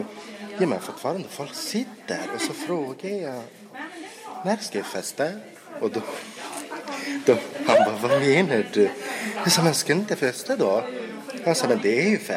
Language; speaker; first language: Swedish; non-native, local second language; Arabic